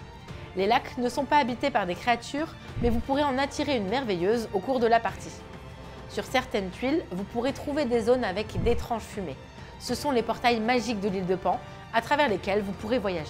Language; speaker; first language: French; native; French